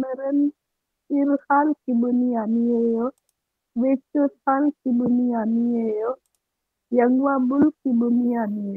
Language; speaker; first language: Korean; non-native, learner; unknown